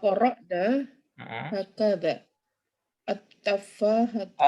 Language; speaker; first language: Arabic; non-native, learner; Indonesian